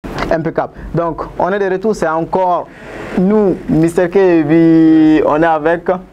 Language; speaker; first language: French; non-native, local second language; Bambara